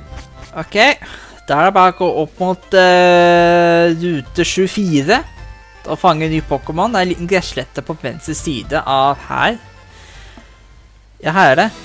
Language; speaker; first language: Norwegian; native; Norwegian